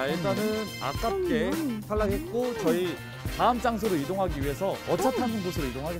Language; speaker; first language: Korean; native; Korean